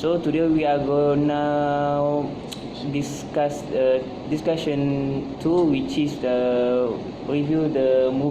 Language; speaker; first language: English; non-native, local second language; Malay